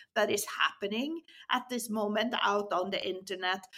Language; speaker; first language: English; non-native, fluent; Swedish